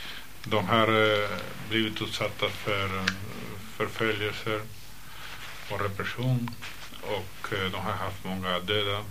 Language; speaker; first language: Swedish; non-native, fluent; Spanish